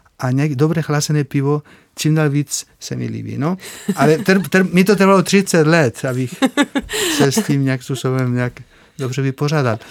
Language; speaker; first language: Czech; non-native, fluent; Spanish